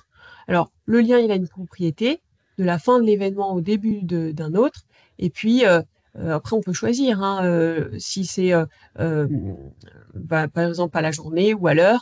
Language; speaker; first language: French; native; French